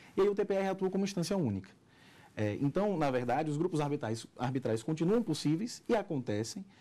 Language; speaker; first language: Portuguese; native; Portuguese